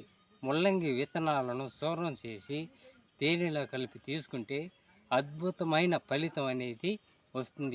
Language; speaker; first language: Telugu; native; Telugu